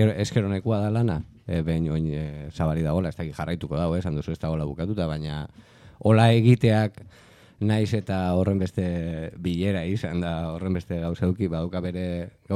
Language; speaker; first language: Basque; native; Basque